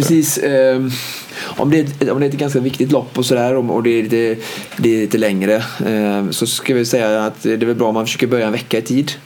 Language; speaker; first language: Swedish; native; Swedish